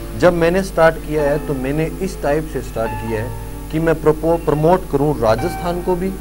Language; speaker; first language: Hindi; native; Hindi